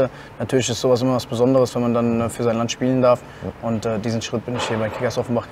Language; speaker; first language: German; native; German